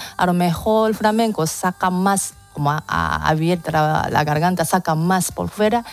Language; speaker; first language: Spanish; non-native, fluent; Japanese